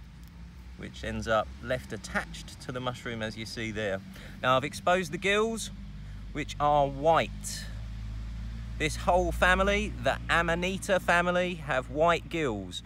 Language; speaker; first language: English; native; English